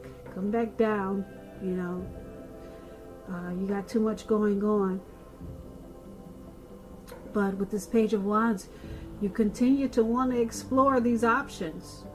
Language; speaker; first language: English; native; English